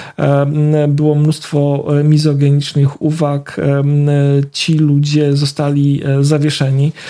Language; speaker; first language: Polish; native; Polish